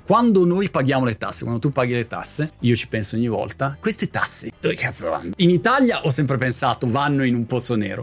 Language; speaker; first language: Italian; native; Italian